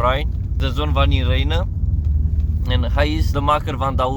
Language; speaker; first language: Dutch; non-native, learner; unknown